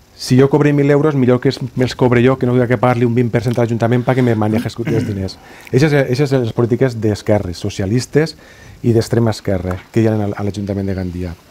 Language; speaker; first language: Catalan; native; Catalan